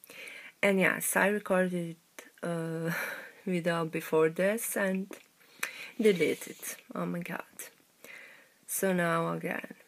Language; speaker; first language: English; non-native, learner; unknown